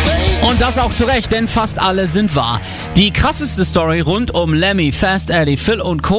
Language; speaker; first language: German; native; German